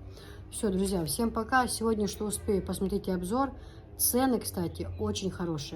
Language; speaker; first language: Russian; non-native, local second language; Chechen